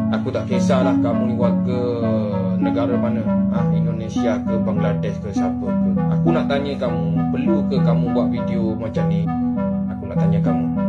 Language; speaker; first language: Malay; native; Malay